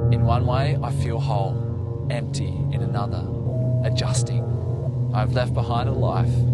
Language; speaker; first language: English; native; English